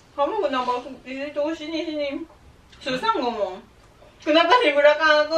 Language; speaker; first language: Indonesian; non-native, fluent; Japanese